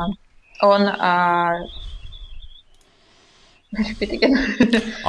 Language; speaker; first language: English; non-native, learner; Russian